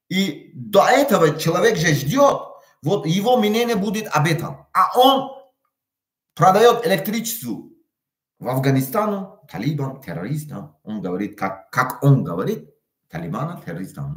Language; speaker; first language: Russian; non-native, local second language; Tajik